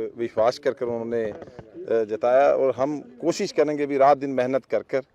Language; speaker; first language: Hindi; non-native, local second language; Punjabi